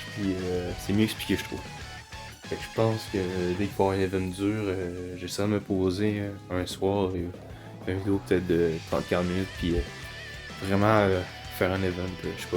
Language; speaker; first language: French; native; French